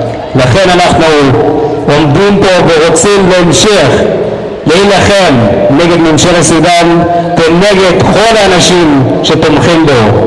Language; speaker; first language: Hebrew; non-native, fluent; Arabic